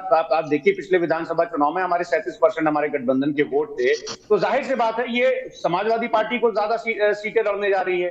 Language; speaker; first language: Hindi; native; Hindi